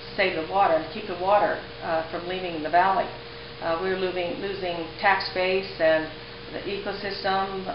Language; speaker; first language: English; native; English